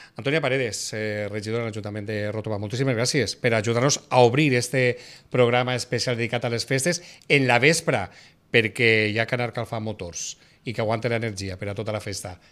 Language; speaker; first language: Catalan; native; Catalan